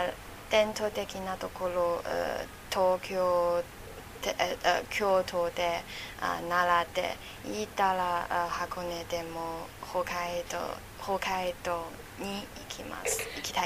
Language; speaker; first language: Japanese; non-native, learner; Chinese